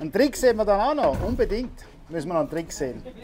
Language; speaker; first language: German; native; German